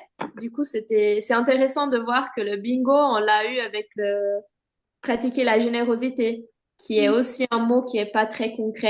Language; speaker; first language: French; non-native, fluent; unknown